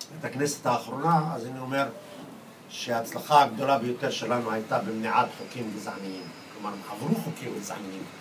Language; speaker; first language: Hebrew; non-native, local second language; Arabic